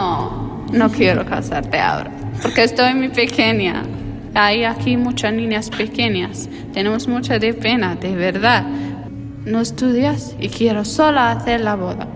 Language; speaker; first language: Spanish; non-native, learner; Arabic